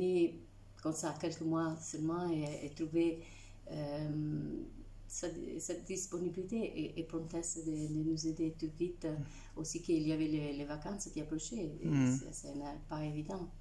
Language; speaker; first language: French; non-native, fluent; Italian